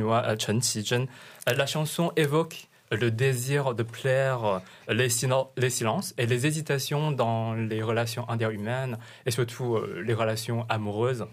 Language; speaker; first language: French; non-native, fluent; Chinese